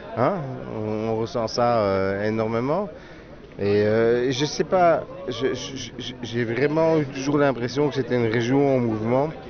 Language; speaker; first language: French; native; French